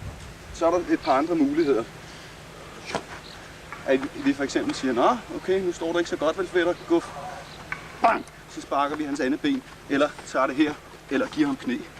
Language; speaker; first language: Danish; native; Danish